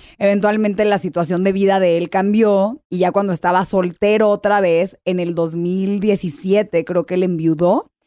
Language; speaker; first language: Spanish; early bilingual, heritage; English